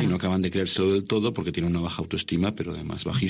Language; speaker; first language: Spanish; native; Spanish